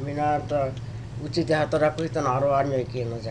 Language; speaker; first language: Japanese; native; Japanese